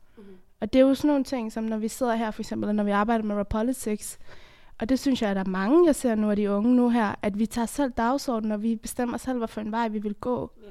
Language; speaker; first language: Danish; early bilingual, other home language; Persian